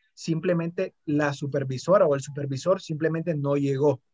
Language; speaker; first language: Spanish; native; Spanish